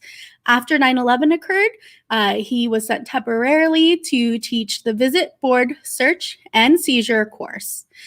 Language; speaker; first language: English; native; English